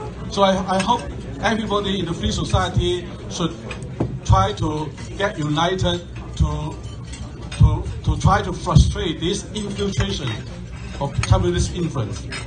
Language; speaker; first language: English; non-native, local second language; Cantonese